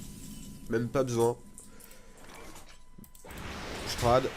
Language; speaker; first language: French; native; French